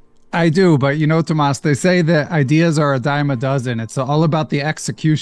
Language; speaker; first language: English; native; English